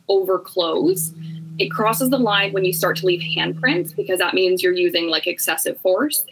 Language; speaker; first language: English; native; English